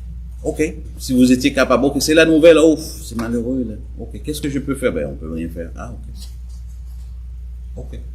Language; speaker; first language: French; native; French